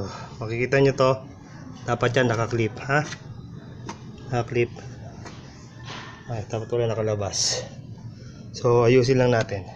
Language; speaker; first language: Filipino; native; Filipino